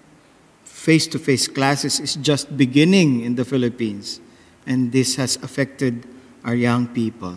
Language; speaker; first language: English; non-native, local second language; Bikol